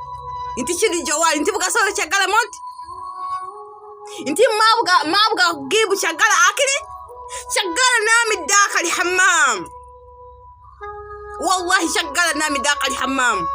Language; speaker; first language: Arabic; non-native, learner; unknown